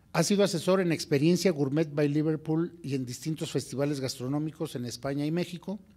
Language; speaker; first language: Spanish; native; Spanish